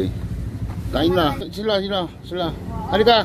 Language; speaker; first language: Filipino; non-native, learner; Korean